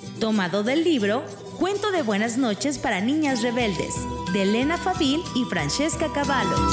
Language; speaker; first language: Spanish; native; Spanish